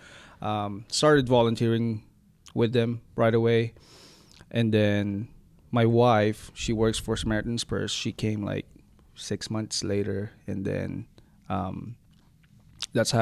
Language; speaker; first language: English; non-native, local second language; Waray